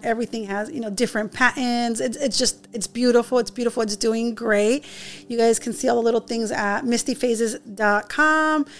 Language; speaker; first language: English; early bilingual, other home language; Spanish